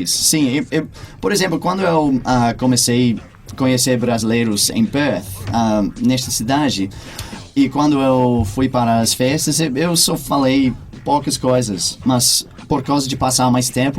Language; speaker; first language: Portuguese; non-native, fluent; English